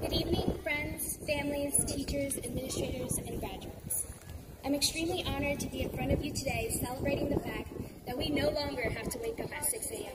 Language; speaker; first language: English; early bilingual, other home language; Spanish